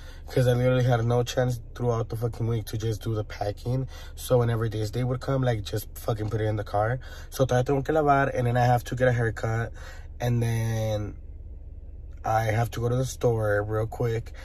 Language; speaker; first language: English; early bilingual, other home language; Spanish